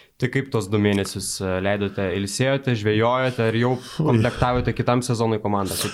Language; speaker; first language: Lithuanian; native; Lithuanian